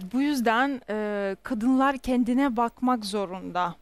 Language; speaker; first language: Turkish; non-native, fluent; Russian